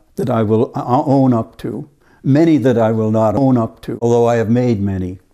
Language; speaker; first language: English; native; English